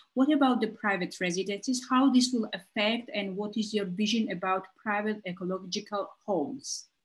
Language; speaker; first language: English; non-native, fluent; Georgian